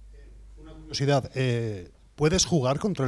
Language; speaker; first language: Spanish; native; Spanish